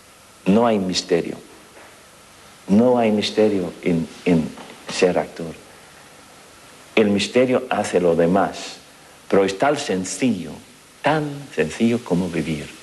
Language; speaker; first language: Spanish; non-native, fluent; English